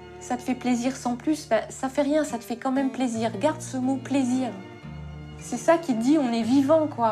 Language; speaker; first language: French; native; French